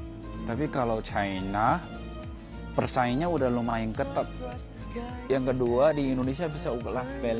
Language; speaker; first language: Indonesian; non-native, fluent; Chinese